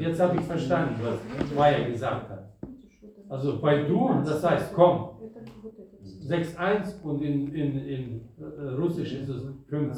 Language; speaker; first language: German; non-native, fluent; Russian